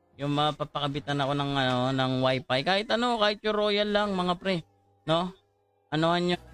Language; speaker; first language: Filipino; non-native, local second language; Cebuano